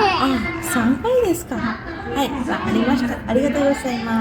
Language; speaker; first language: Japanese; non-native, learner; Sinhala